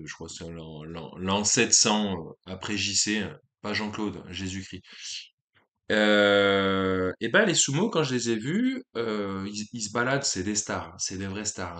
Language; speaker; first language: French; native; French